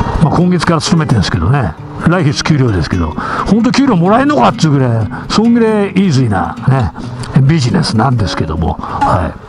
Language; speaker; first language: Japanese; native; Japanese